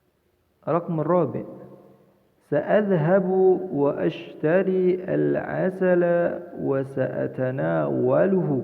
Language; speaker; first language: Arabic; non-native, fluent; Indonesian